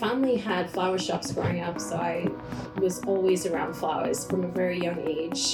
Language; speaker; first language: English; native; English